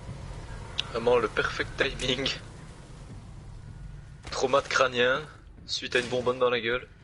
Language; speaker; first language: French; native; French